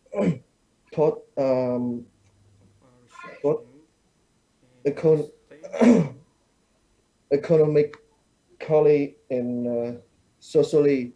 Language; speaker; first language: English; non-native, learner; Vietnamese